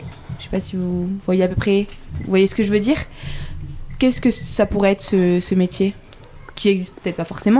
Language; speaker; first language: French; native; French